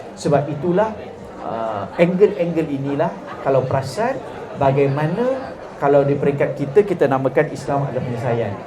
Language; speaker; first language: Malay; native; Malay